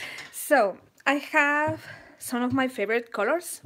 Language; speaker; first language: English; non-native, fluent; Spanish